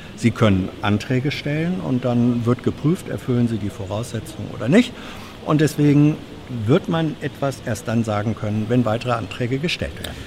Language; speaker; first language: German; native; German